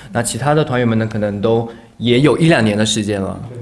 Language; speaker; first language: Chinese; native; Chinese